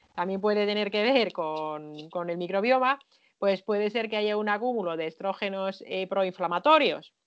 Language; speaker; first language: Spanish; non-native, fluent; Finnish